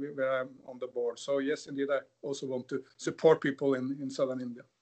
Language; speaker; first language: English; non-native, fluent; Norwegian